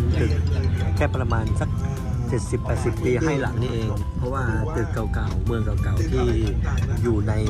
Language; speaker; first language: Thai; native; Thai